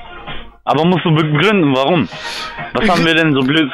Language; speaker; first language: German; native; German